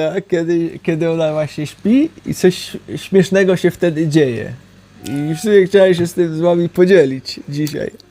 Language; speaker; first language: Polish; early bilingual, heritage; Polish